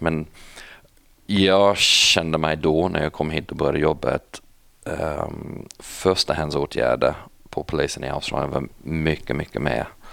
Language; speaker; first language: Swedish; non-native, fluent; English